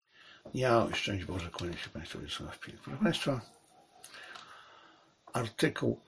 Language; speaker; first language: Polish; native; Polish